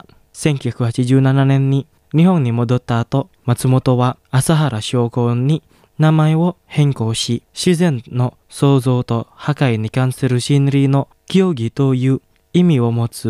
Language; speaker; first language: Japanese; non-native, fluent; Indonesian